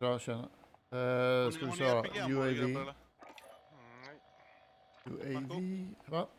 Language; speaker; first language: Swedish; native; Swedish